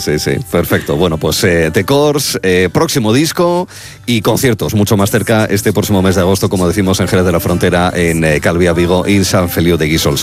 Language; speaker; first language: Spanish; native; Spanish